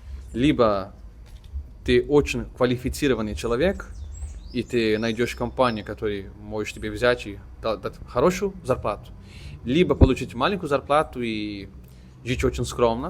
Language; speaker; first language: Russian; non-native, fluent; Portuguese